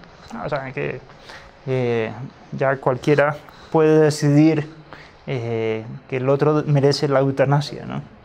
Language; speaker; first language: Spanish; native; Spanish